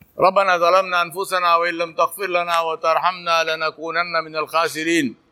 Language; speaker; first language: Arabic; non-native, fluent; Urdu